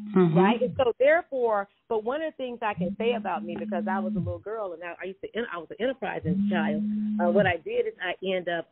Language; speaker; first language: English; native; English